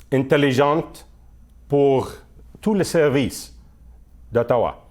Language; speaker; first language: French; non-native, fluent; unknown